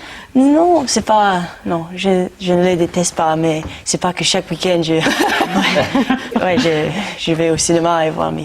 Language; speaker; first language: French; non-native, fluent; English